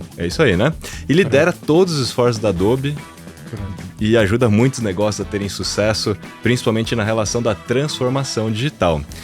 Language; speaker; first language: Portuguese; native; Portuguese